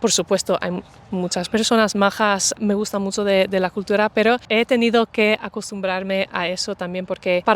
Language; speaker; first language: Spanish; non-native, fluent; English